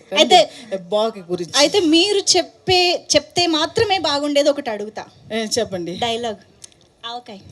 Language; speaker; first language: Telugu; native; Telugu